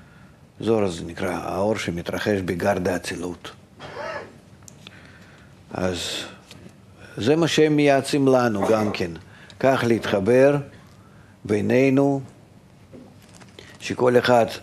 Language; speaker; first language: Hebrew; non-native, fluent; Russian